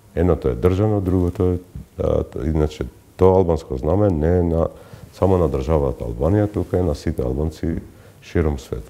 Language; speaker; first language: Macedonian; non-native, local second language; Albanian